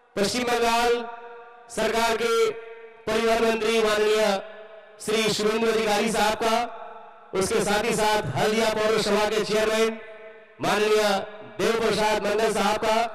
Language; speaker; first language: Hindi; non-native, local second language; Bangla